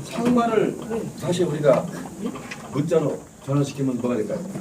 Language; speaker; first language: Korean; native; Korean